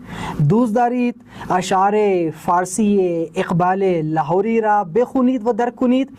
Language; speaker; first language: Persian; non-native, fluent; Urdu